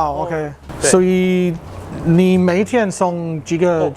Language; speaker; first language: Chinese; non-native, learner; English